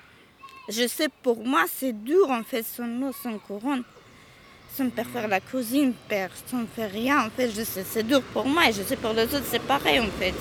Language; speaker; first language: French; non-native, learner; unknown